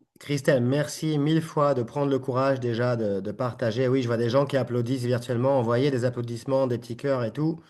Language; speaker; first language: French; native; French